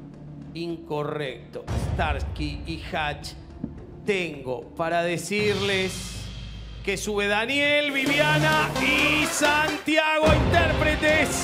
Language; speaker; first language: Spanish; native; Spanish